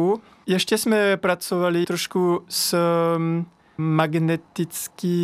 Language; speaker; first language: Czech; non-native, fluent; French